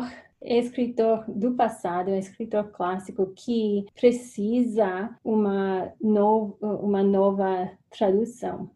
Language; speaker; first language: Portuguese; non-native, fluent; English